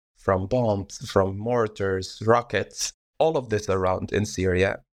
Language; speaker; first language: English; non-native, fluent; Arabic